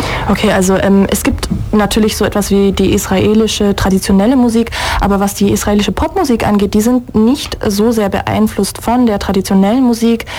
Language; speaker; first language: German; native; German